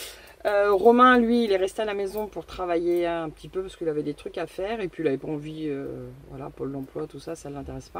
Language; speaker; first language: French; native; French